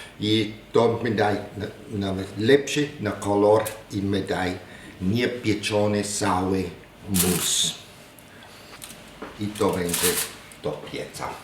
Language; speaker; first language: Polish; non-native, learner; German